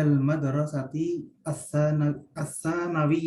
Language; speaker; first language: Arabic; non-native, learner; Indonesian